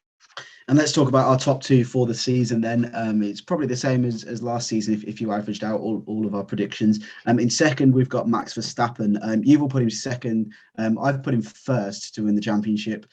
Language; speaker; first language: English; native; English